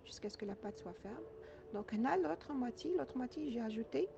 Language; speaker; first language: French; non-native, local second language; Arabic